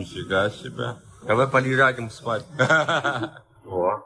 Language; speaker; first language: Russian; non-native, learner; Chinese